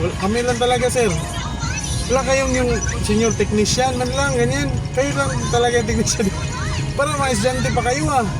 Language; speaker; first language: Filipino; native; Filipino